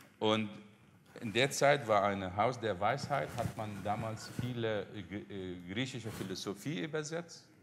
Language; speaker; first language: German; non-native, fluent; Arabic